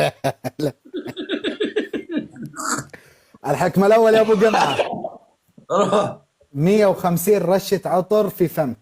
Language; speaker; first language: Arabic; native; Arabic